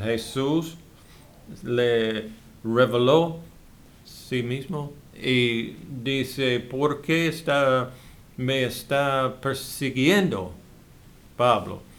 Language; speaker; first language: Spanish; non-native, learner; English